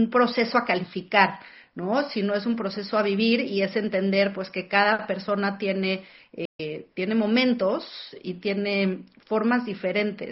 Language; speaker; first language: Spanish; native; Spanish